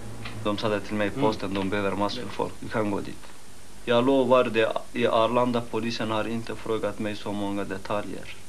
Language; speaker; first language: Swedish; non-native, fluent; Kurdish